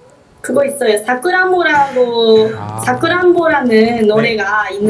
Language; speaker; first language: Korean; non-native, fluent; Japanese